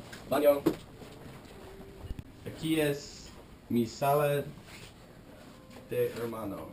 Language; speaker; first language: Spanish; non-native, learner; English